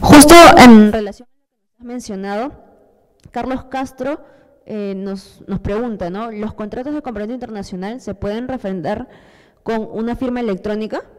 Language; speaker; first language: Spanish; native; Spanish